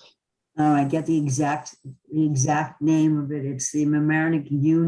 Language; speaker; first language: English; native; English